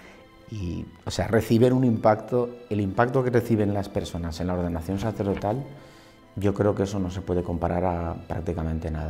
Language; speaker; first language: Spanish; native; Spanish